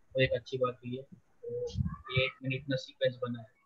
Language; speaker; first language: Hindi; non-native, local second language; Gujarati